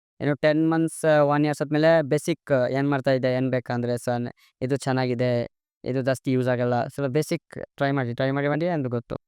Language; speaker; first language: Kannada; non-native, learner; Assamese